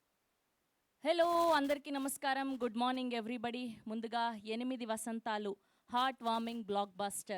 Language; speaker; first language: Telugu; native; Telugu